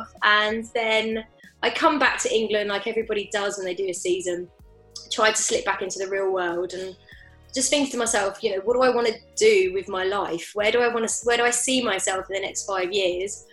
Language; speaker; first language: English; native; English